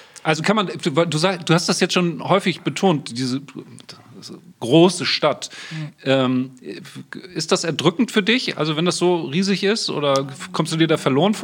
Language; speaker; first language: German; native; German